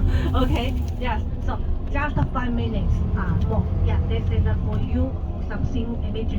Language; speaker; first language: English; non-native, learner; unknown